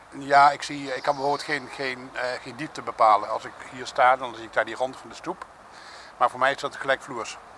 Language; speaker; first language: Dutch; native; Dutch